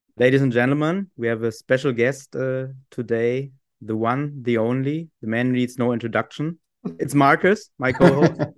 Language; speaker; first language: English; non-native, fluent; German